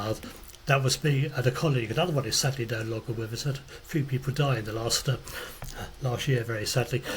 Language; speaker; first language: English; native; English